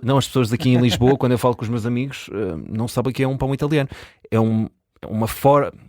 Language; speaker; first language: Portuguese; native; Portuguese